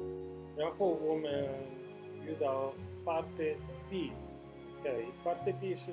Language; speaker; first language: Chinese; non-native, fluent; Italian